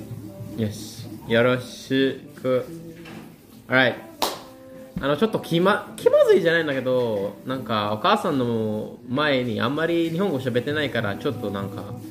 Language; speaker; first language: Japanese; non-native, fluent; Filipino